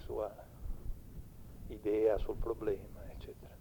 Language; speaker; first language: Italian; native; Italian